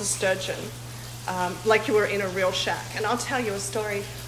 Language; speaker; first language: English; native; English